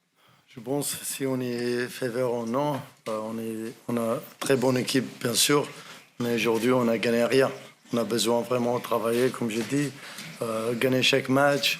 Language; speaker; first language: French; non-native, learner; Arabic